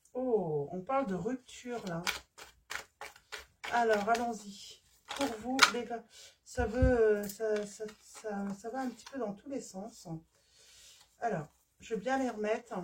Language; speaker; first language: French; native; French